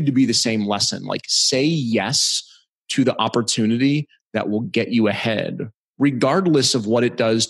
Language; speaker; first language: English; native; English